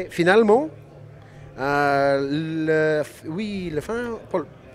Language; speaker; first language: French; non-native, learner; English